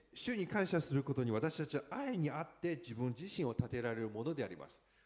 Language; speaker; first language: Japanese; non-native, fluent; Chinese